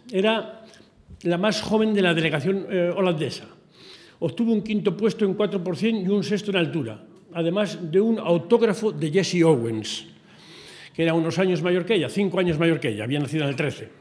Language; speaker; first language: Spanish; native; Spanish